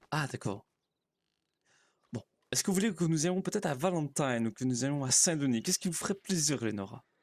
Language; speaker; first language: French; native; French